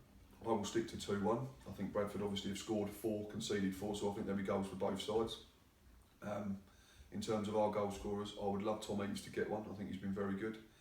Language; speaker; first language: English; native; English